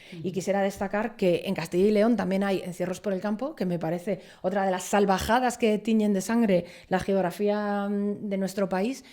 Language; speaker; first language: Spanish; native; Spanish